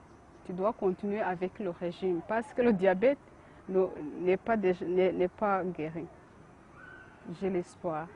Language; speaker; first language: French; non-native, learner; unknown